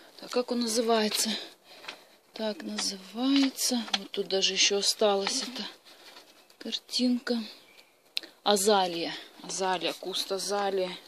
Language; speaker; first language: Russian; native; Russian